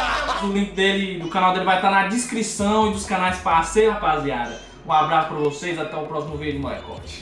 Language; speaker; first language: Portuguese; native; Portuguese